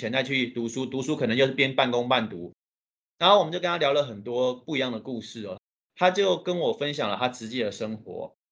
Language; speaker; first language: Chinese; native; Chinese